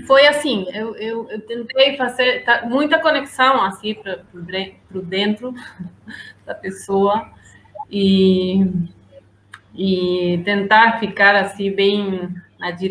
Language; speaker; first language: Portuguese; non-native, learner; Spanish